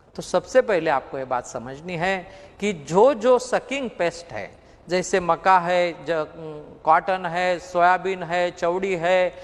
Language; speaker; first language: Hindi; non-native, local second language; Marathi